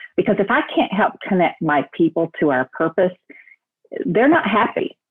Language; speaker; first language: English; native; English